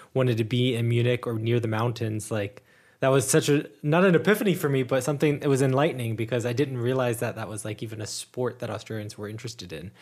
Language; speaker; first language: English; native; English